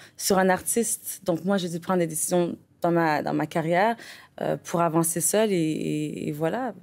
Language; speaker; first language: French; native; French